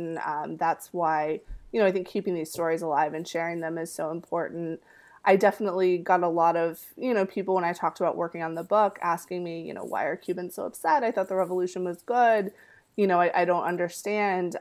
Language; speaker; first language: English; early bilingual, other home language; Spanish